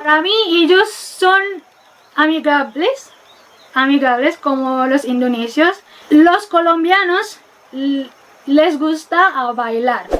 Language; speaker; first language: Spanish; non-native, learner; Indonesian